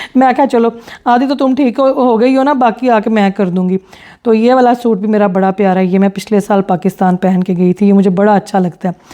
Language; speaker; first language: Urdu; non-native, local second language; Punjabi